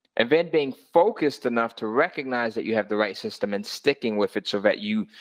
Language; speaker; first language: English; native; English